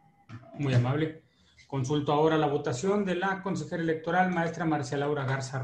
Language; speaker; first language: Spanish; native; Spanish